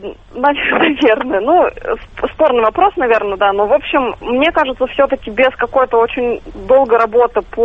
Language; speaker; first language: Russian; native; Russian